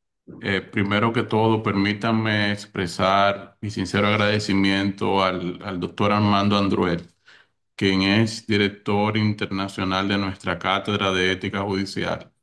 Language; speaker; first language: Spanish; native; Spanish